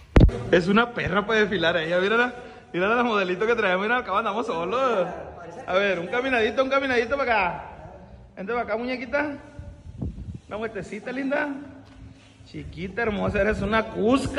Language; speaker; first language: Spanish; native; Spanish